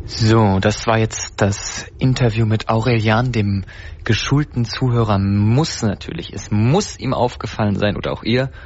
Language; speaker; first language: German; native; German